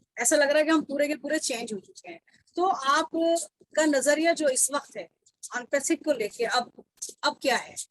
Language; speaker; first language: Hindi; native; Hindi